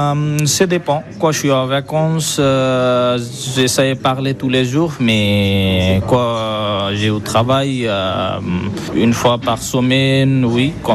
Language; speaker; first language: French; non-native, learner; Bangla